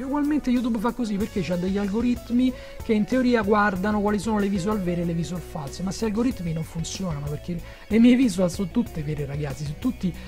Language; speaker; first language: Italian; native; Italian